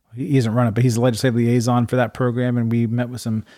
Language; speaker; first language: English; native; English